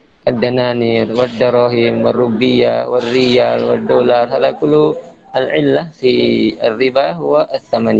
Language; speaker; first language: Arabic; non-native, fluent; Indonesian